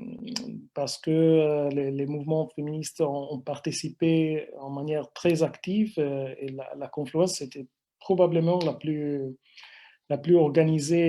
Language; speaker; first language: French; non-native, fluent; Italian